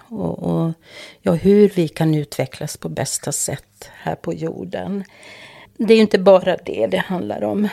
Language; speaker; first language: Swedish; native; Swedish